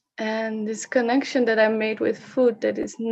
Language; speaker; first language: English; non-native, fluent; Dutch